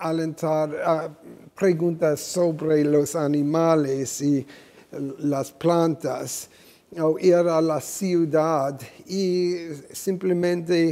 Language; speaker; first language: Spanish; non-native, fluent; English